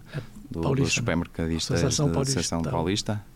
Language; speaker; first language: Portuguese; native; Portuguese